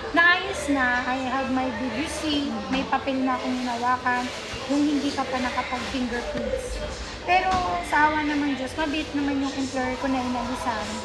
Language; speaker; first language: Filipino; native; Filipino